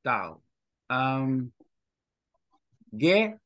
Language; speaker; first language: Vietnamese; non-native, learner; Korean